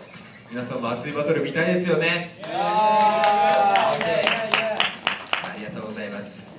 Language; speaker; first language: Japanese; native; Japanese